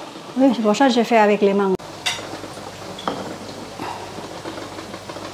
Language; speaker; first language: French; non-native, learner; Indonesian